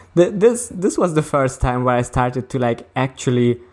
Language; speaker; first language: English; early bilingual, other home language; Hungarian